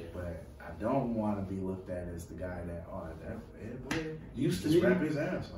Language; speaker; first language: English; native; English